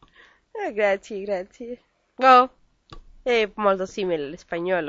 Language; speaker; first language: Italian; non-native, learner; Spanish